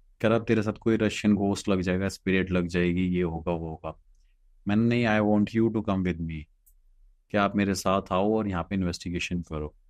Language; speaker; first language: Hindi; native; Hindi